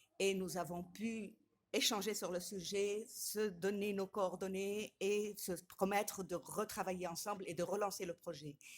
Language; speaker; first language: French; non-native, local second language; Arabic